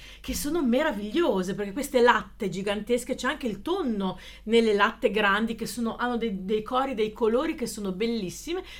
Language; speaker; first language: Italian; native; Italian